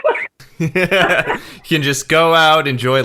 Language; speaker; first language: English; native; English